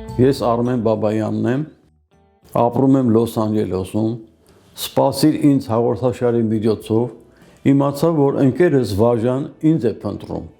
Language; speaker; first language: Armenian; native; Armenian